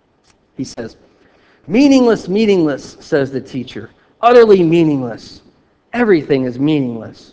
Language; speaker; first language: English; native; English